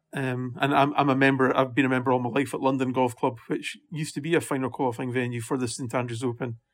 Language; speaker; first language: English; native; English